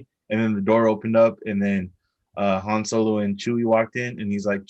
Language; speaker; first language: English; native; English